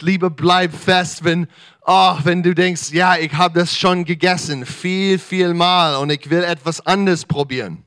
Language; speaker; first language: German; non-native, fluent; English